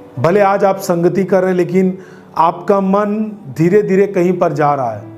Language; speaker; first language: Hindi; native; Hindi